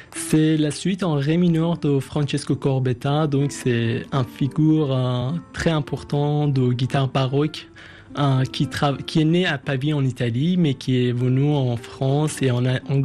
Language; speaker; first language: French; non-native, fluent; Persian